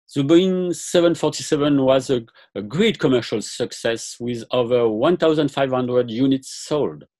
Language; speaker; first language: English; non-native, fluent; French